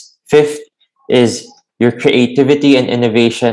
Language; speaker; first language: English; non-native, local second language; Filipino